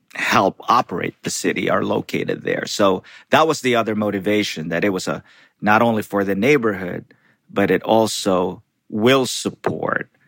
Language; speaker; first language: English; non-native, local second language; Filipino